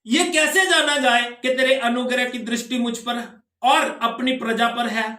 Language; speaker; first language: Hindi; non-native, local second language; Punjabi